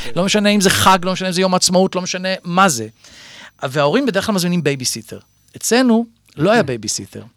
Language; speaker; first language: Hebrew; native; Hebrew